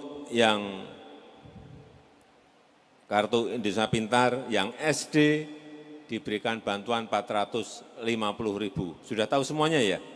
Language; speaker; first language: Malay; non-native, local second language; Javanese